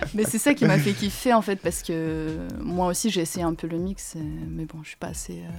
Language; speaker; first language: French; non-native, fluent; Ukrainian